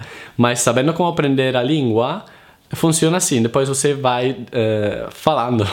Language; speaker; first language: Portuguese; non-native, fluent; Italian